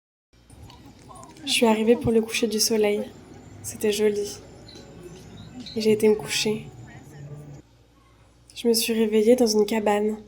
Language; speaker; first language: French; native; French